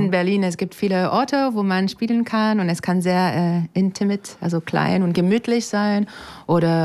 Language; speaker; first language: German; non-native, fluent; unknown